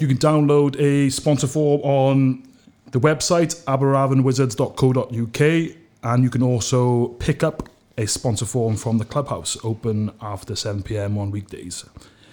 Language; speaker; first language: English; native; English